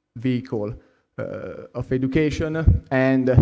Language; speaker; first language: English; non-native, fluent; Italian